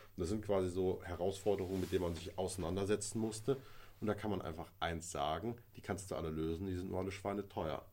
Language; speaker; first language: German; native; German